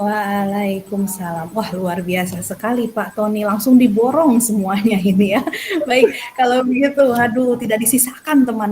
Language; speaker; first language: Indonesian; native; Indonesian